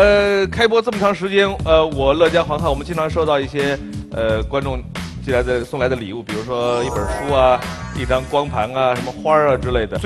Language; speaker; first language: Chinese; native; Chinese